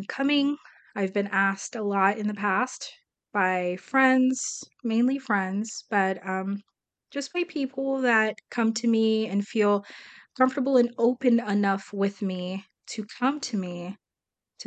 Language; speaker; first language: English; native; English